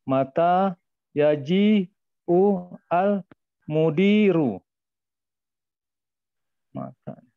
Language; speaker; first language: Arabic; non-native, learner; Indonesian